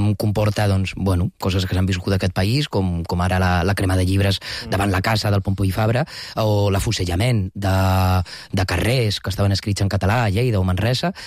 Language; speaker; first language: Catalan; non-native, local second language; Spanish